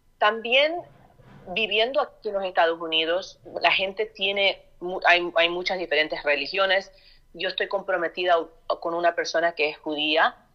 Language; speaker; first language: Spanish; early bilingual, heritage; Spanish